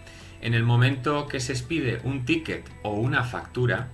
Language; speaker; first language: Spanish; native; Spanish